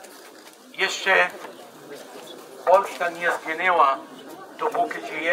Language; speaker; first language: Polish; non-native, fluent; Arabic